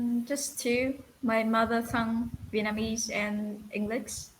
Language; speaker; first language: English; non-native, fluent; Vietnamese